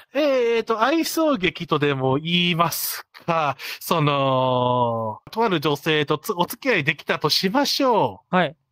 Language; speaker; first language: Japanese; non-native, fluent; English